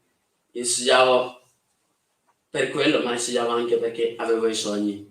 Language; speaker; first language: Italian; non-native, fluent; Wolof